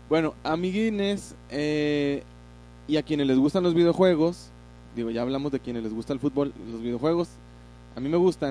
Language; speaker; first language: Spanish; native; Spanish